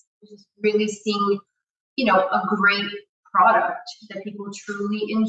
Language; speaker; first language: English; non-native, fluent; Portuguese